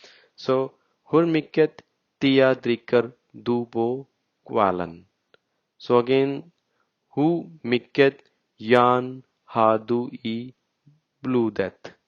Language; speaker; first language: Swedish; non-native, learner; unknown